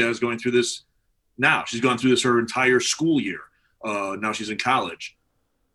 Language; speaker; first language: English; native; English